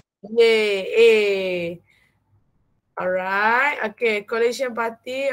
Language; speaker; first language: English; non-native, fluent; Malay